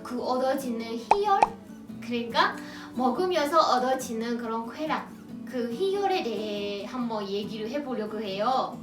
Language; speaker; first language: Korean; non-native, fluent; Burmese